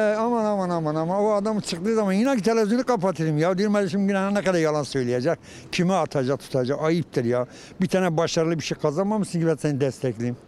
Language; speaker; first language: Turkish; non-native, local second language; Kurdish